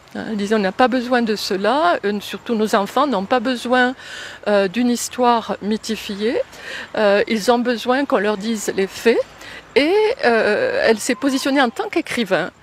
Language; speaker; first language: French; native; French